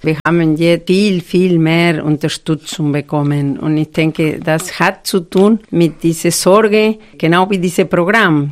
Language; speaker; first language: German; non-native, fluent; Spanish